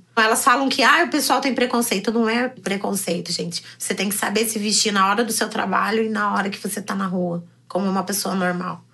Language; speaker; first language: Portuguese; native; Portuguese